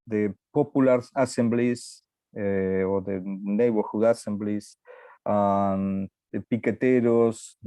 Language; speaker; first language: English; non-native, learner; Spanish